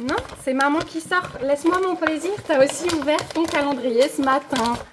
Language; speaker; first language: French; native; French